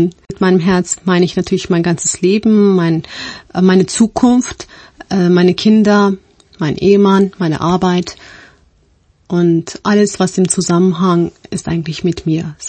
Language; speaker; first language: German; non-native, fluent; Turkish